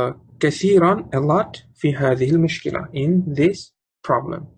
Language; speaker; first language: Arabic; non-native, fluent; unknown